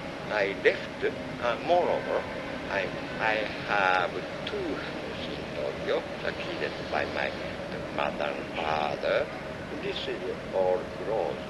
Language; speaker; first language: English; non-native, learner; Japanese